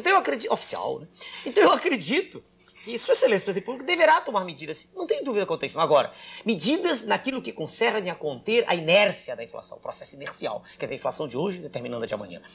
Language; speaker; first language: Portuguese; native; Portuguese